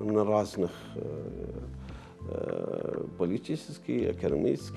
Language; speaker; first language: Russian; non-native, learner; Arabic